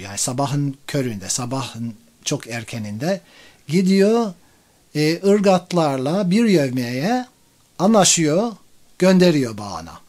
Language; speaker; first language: Turkish; non-native, fluent; English